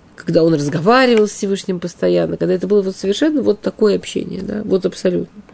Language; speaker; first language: Russian; early bilingual, heritage; Russian